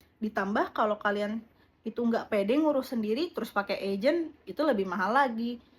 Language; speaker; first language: Indonesian; native; Indonesian